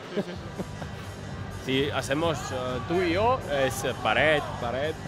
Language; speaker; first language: Spanish; non-native, learner; Finnish